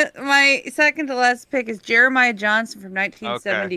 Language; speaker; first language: English; native; English